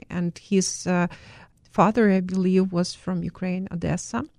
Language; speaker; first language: English; non-native, fluent; Ukrainian